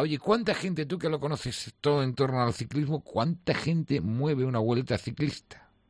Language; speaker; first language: Spanish; native; Spanish